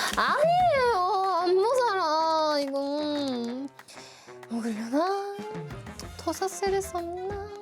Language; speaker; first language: Korean; non-native, fluent; Japanese